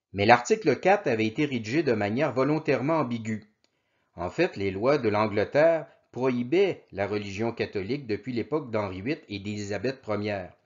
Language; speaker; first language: French; native; French